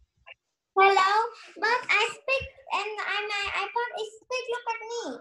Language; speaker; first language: English; non-native, learner; Vietnamese